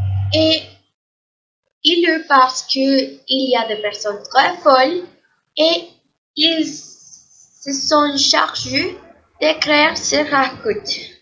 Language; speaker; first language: French; non-native, learner; Spanish